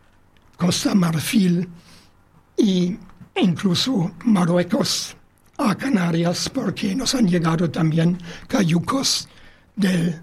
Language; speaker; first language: Spanish; non-native, fluent; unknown